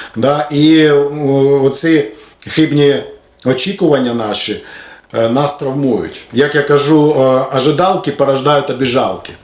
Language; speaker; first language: Ukrainian; non-native, local second language; Russian